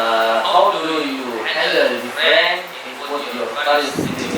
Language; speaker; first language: English; non-native, learner; Indonesian